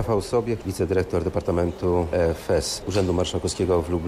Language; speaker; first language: Polish; native; Polish